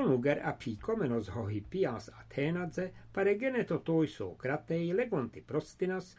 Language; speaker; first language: Greek; non-native, fluent; English